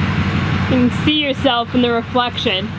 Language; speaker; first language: English; native; English